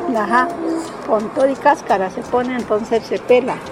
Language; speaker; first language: Spanish; native; Spanish